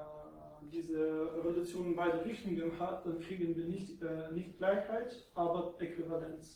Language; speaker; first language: German; non-native, fluent; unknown